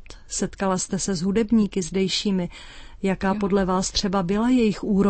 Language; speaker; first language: Czech; native; Czech